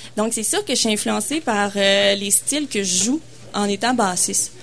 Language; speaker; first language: French; native; French